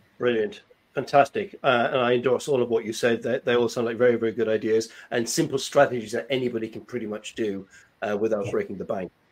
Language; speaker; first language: English; native; English